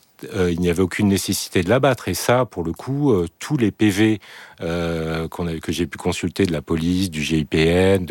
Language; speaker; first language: French; native; French